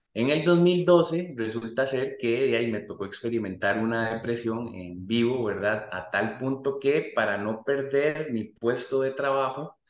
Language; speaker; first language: Spanish; native; Spanish